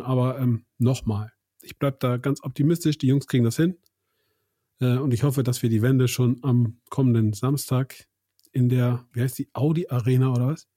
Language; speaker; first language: German; native; German